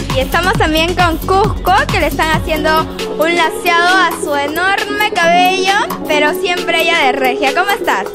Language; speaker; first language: Spanish; native; Spanish